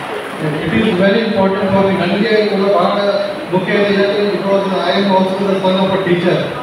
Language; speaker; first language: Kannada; non-native, learner; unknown